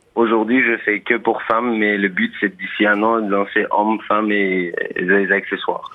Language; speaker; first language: French; non-native, fluent; Persian